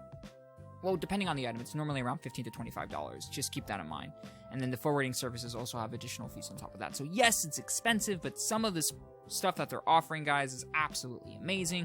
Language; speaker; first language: English; native; English